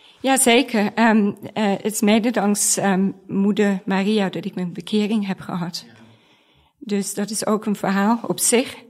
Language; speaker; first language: Dutch; non-native, fluent; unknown